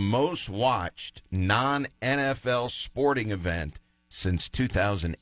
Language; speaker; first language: English; native; English